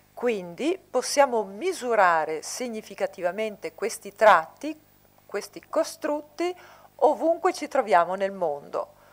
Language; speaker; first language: Italian; native; Italian